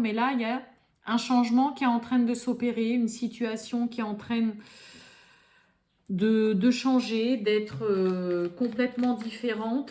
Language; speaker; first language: French; native; French